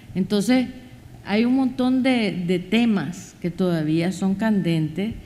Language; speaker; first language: Spanish; native; Spanish